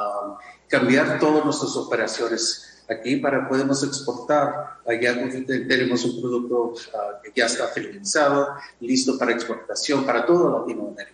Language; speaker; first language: Spanish; non-native, fluent; English